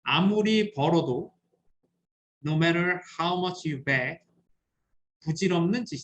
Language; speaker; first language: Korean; native; Korean